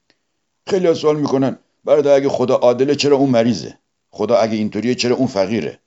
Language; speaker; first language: Persian; native; Persian